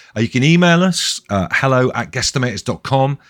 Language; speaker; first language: English; native; English